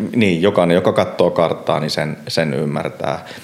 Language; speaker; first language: Finnish; native; Finnish